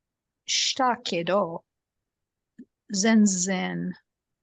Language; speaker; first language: Japanese; non-native, learner; English